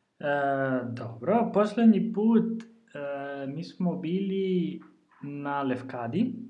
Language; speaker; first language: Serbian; non-native, learner; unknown